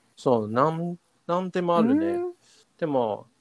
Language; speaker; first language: Japanese; non-native, learner; Chinese